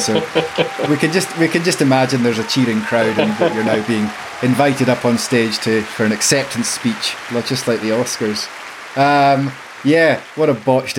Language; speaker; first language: English; native; English